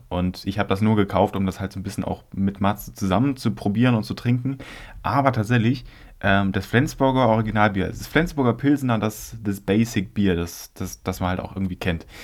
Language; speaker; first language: German; native; German